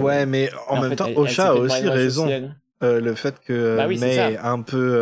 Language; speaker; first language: French; native; French